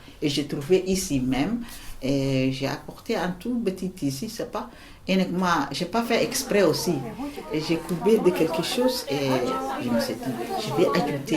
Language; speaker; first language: French; non-native, learner; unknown